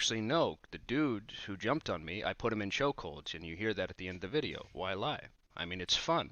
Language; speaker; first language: English; native; English